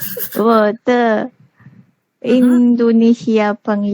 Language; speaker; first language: Chinese; non-native, learner; Indonesian